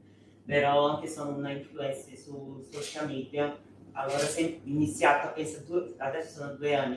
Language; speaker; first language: Italian; non-native, fluent; Portuguese